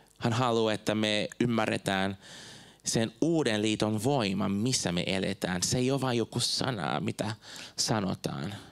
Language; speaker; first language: Finnish; non-native, fluent; Portuguese